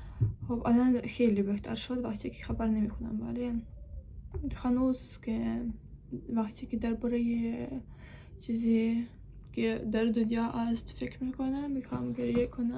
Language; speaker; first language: Persian; non-native, learner; Ukrainian